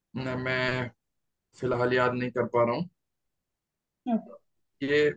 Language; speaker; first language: Hindi; native; Hindi